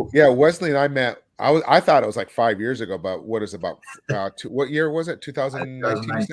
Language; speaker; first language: English; native; English